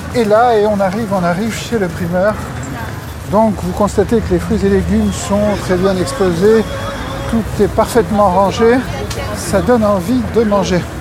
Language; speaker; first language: French; native; French